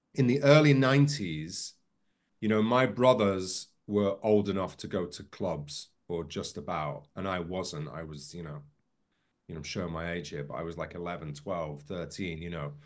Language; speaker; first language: English; native; English